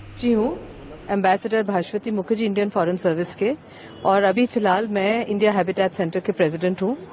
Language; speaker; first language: Hindi; non-native, local second language; Bangla